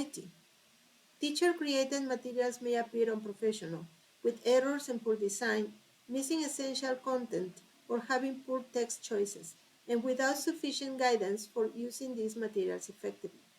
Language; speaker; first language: English; non-native, fluent; Spanish